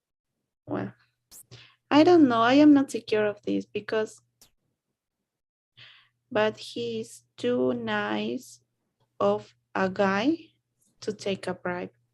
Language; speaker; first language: English; non-native, learner; Spanish